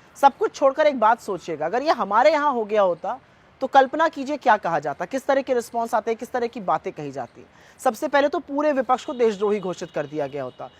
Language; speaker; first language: Hindi; native; Hindi